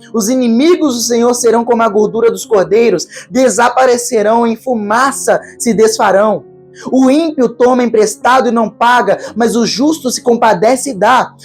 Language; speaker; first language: Portuguese; native; Portuguese